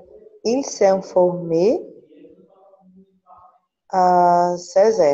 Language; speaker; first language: French; non-native, learner; Portuguese